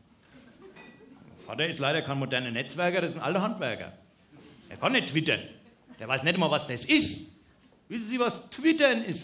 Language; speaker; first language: German; native; German